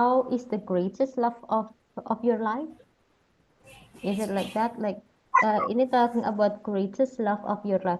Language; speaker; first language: English; non-native, fluent; Indonesian